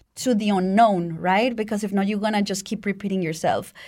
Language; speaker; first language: English; non-native, fluent; Spanish